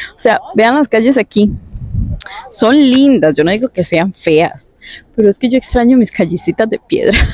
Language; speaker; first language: Spanish; native; Spanish